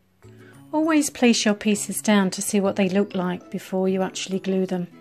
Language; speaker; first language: English; native; English